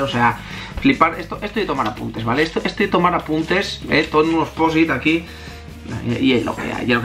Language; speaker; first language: Spanish; native; Spanish